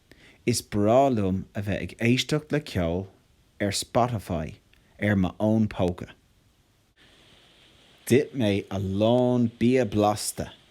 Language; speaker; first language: Irish; non-native, local second language; English